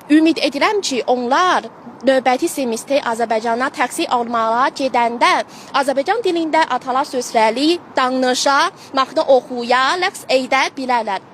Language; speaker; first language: Azerbaijani; non-native, fluent; Chinese